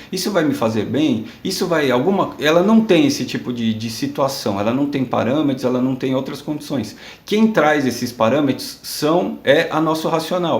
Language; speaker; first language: Portuguese; native; Portuguese